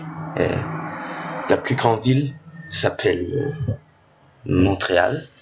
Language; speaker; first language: French; non-native, learner; Danish